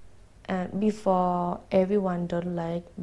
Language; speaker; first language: English; non-native, learner; Thai